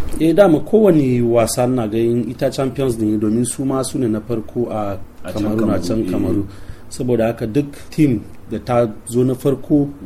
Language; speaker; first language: Hausa; non-native, local second language; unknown